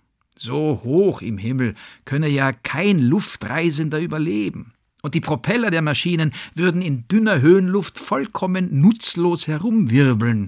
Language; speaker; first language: German; native; German